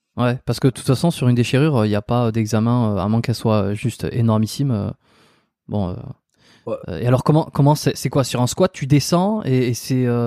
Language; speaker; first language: French; native; French